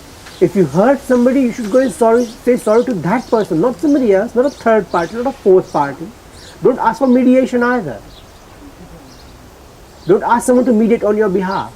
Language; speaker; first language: English; early bilingual, heritage; Gujarati